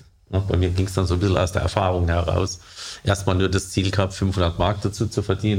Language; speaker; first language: German; native; German